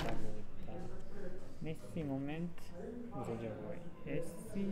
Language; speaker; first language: Portuguese; non-native, learner; Japanese